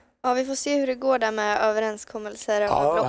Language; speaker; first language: Swedish; native; Swedish